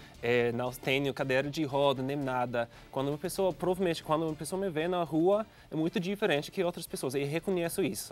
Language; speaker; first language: Portuguese; non-native, fluent; English